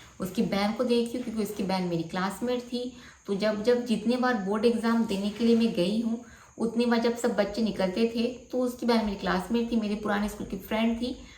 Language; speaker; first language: Hindi; non-native, local second language; Bangla